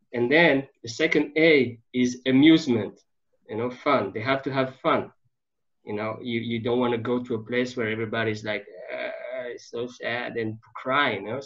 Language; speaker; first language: English; non-native, fluent; French